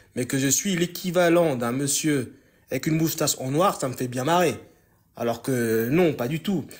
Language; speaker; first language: French; native; French